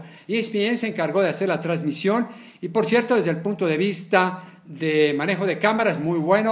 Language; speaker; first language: Spanish; native; Spanish